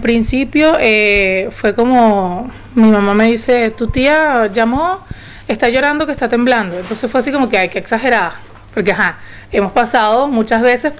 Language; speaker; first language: Spanish; native; Spanish